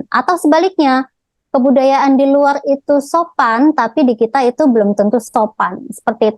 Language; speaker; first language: Indonesian; native; Indonesian